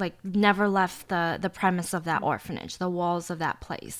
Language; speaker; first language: English; early bilingual, other home language; Chinese